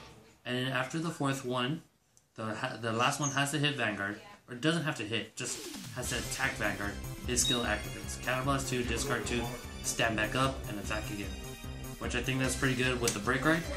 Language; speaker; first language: English; native; English